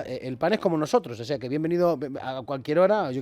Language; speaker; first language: Spanish; native; Spanish